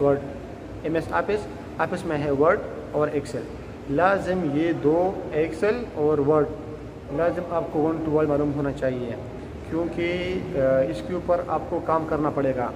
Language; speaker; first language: Hindi; non-native, local second language; Pashto